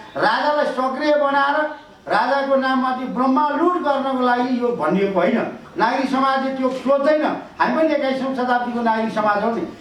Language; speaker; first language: Nepali; native; Nepali